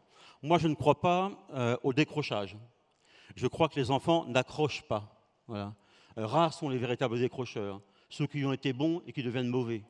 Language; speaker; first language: French; native; French